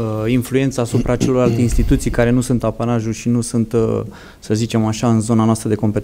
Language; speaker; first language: Romanian; native; Romanian